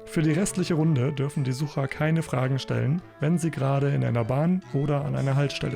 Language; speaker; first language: German; native; German